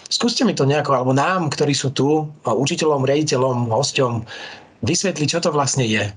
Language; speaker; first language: Slovak; native; Slovak